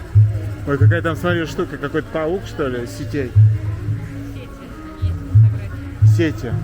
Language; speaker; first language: Russian; native; Russian